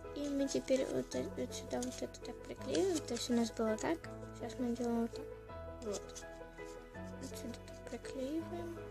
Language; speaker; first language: Russian; native; Russian